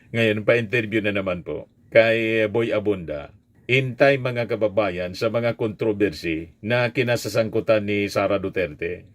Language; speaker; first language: Filipino; non-native, local second language; Bikol